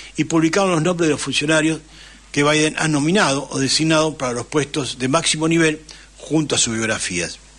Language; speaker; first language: Spanish; native; Spanish